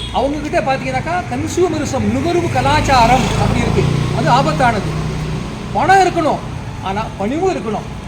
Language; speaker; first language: Tamil; non-native, local second language; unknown